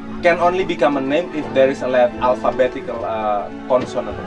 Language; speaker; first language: English; non-native, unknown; Indonesian